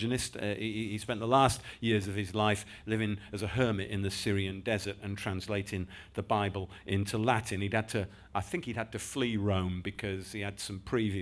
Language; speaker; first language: English; native; English